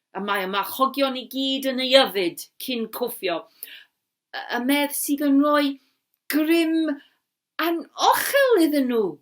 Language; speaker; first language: Welsh; non-native, local second language; English